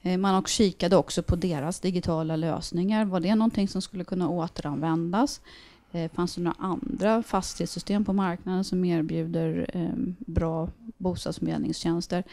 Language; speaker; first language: Swedish; native; Swedish